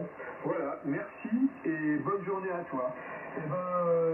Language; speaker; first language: French; native; French